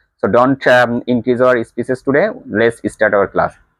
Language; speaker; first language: English; non-native, local second language; Bangla